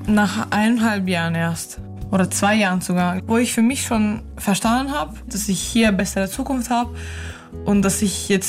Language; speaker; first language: German; non-native, fluent; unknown